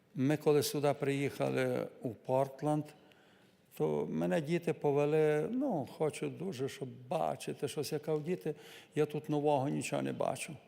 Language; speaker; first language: Ukrainian; native; Ukrainian